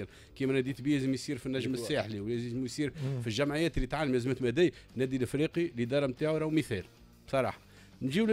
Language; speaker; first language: Arabic; native; Arabic